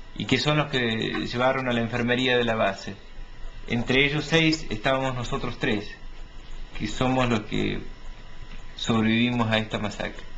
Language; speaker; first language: Spanish; native; Spanish